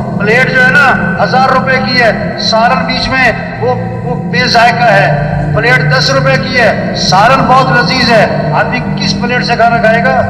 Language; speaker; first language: Urdu; non-native, local second language; Pashto